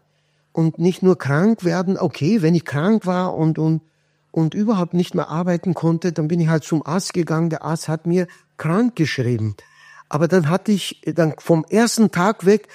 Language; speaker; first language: German; non-native, fluent; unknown